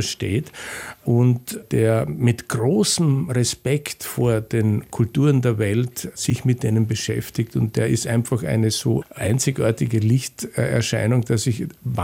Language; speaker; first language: German; native; German